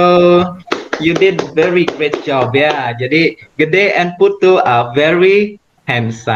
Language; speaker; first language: English; non-native, fluent; Indonesian